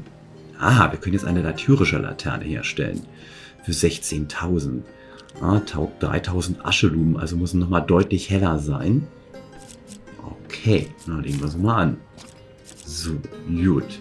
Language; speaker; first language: German; native; German